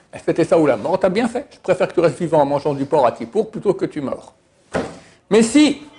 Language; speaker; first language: French; native; French